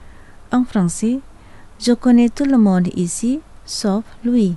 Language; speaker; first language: French; non-native, fluent; Indonesian